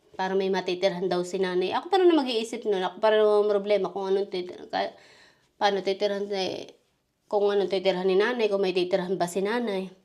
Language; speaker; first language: Filipino; native; Filipino